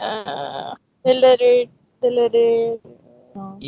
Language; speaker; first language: English; non-native, learner; Spanish